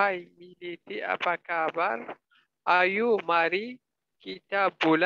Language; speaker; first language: Indonesian; non-native, learner; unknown